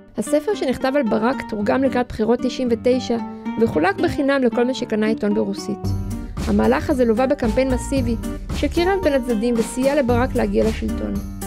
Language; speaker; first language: Hebrew; early bilingual, other home language; Russian